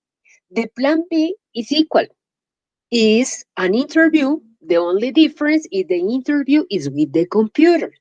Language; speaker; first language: English; non-native, fluent; Spanish